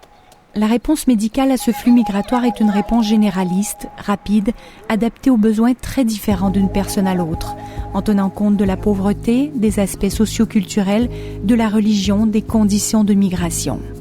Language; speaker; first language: French; native; French